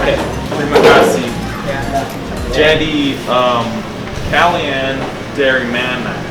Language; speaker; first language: Indonesian; non-native, local second language; English